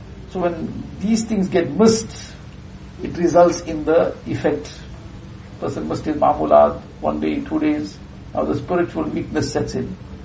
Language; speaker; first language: English; early bilingual, other home language; Urdu